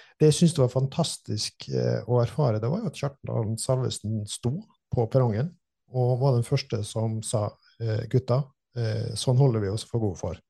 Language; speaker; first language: Norwegian; native; Norwegian